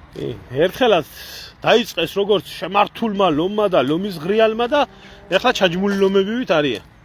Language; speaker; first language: Georgian; native; Georgian